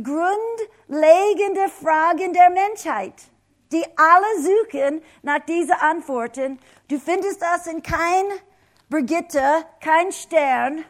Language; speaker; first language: German; non-native, fluent; English